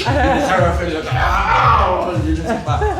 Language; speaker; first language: French; non-native, fluent; Spanish